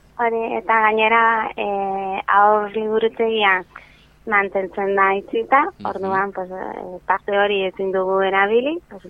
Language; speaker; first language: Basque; non-native, local second language; Spanish